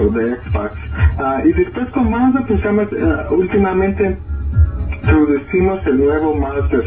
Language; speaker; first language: Spanish; early bilingual, heritage; Spanish